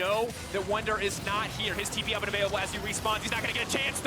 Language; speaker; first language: English; native; English